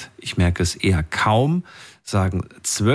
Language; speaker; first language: German; native; German